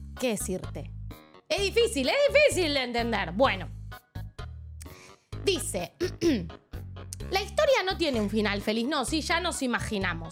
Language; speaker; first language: Spanish; native; Spanish